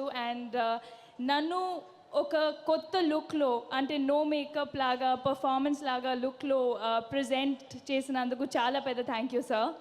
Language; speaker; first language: Telugu; non-native, fluent; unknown